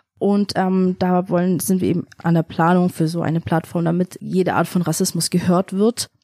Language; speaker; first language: German; early bilingual, other home language; Turkish